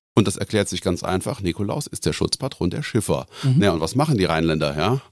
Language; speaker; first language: German; native; German